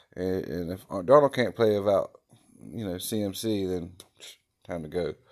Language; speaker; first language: English; native; English